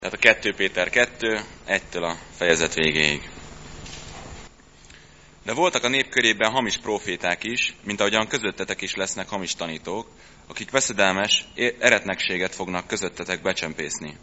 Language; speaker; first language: Hungarian; native; Hungarian